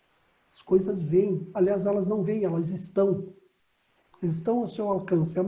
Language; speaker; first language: Portuguese; native; Portuguese